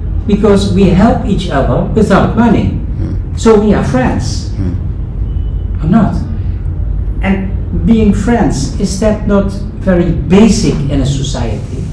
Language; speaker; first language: English; non-native, fluent; Dutch